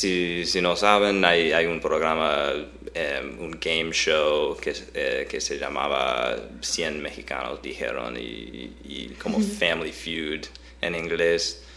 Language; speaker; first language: Spanish; non-native, fluent; English